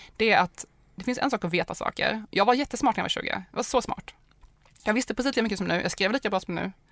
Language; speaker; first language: Swedish; native; Swedish